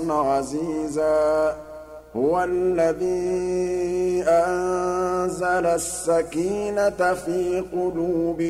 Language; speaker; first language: Arabic; native; Arabic